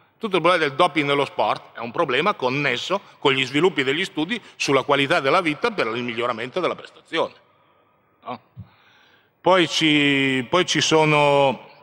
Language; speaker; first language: Italian; native; Italian